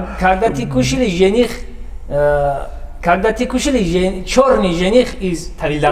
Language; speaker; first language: Russian; non-native, learner; Tajik